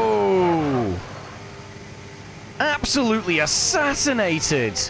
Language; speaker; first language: English; native; English